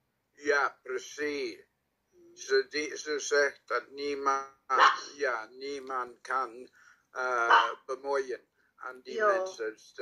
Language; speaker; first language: Dutch; non-native, learner; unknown